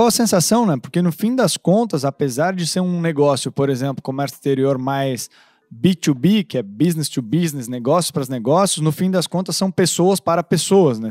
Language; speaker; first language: Portuguese; native; Portuguese